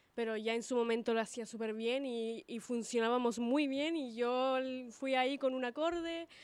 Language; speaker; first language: Spanish; early bilingual, other home language; Italian